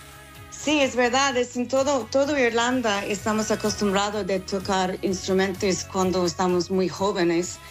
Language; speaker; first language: Spanish; non-native, learner; English